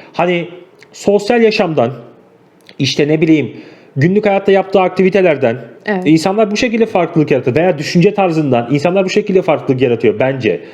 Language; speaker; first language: Turkish; native; Turkish